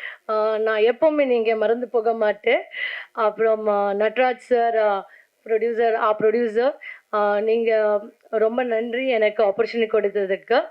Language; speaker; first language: Tamil; non-native, learner; Kannada